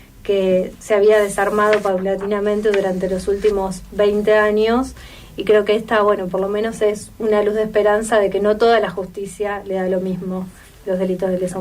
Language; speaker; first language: Spanish; native; Spanish